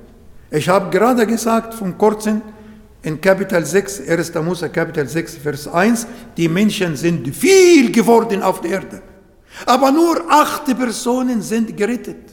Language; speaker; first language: German; non-native, learner; Arabic